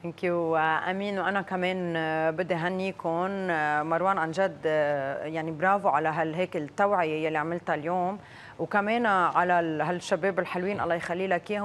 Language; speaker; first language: Arabic; native; Arabic